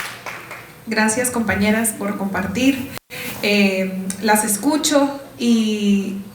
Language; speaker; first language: Spanish; native; Spanish